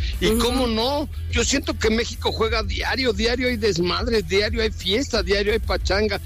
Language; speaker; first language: Spanish; native; Spanish